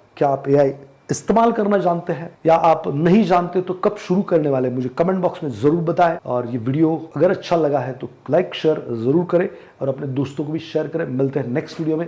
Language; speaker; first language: Hindi; non-native, local second language; Marathi